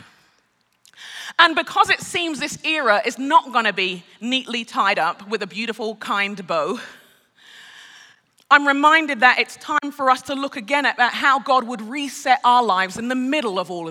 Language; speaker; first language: English; native; English